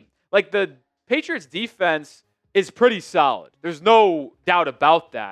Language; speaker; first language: English; native; English